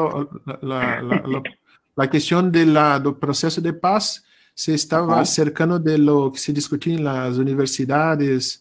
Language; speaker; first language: Spanish; non-native, learner; Portuguese